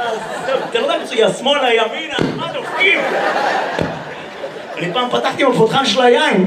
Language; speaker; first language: Hebrew; native; Hebrew